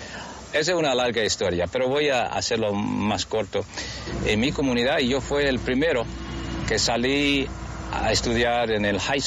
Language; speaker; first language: Spanish; non-native, fluent; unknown